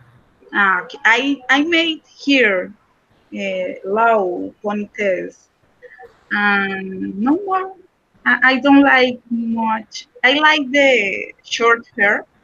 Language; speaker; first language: English; non-native, learner; Spanish